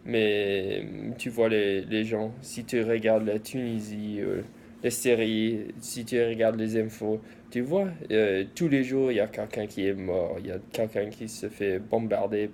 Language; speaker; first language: French; early bilingual, heritage; English